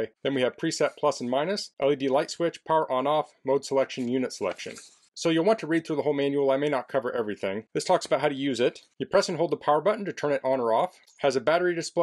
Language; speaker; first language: English; native; English